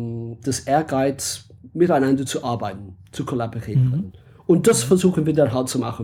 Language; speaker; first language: German; non-native, fluent; English